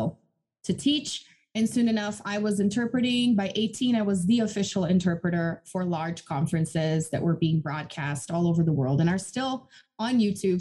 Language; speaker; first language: English; non-native, fluent; Portuguese